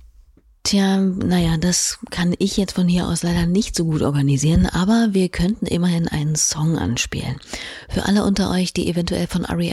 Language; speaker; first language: German; native; German